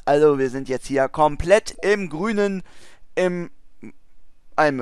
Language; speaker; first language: German; native; German